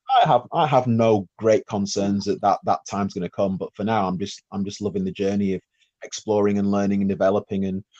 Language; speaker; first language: English; native; English